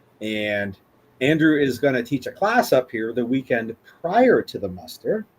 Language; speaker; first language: English; native; English